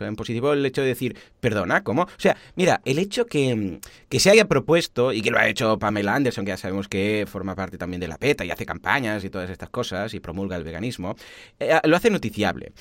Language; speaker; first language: Spanish; native; Spanish